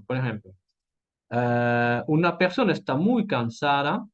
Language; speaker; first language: Spanish; non-native, fluent; French